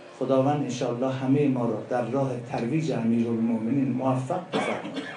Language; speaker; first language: Persian; non-native, local second language; Azerbaijani